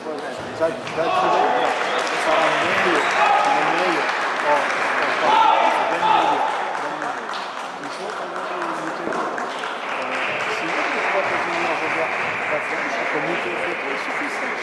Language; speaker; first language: Portuguese; non-native, fluent; French